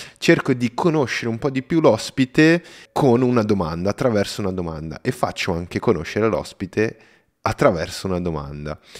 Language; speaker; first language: Italian; non-native, fluent; Portuguese